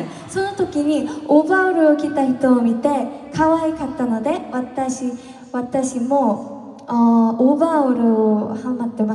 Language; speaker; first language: Japanese; non-native, learner; Korean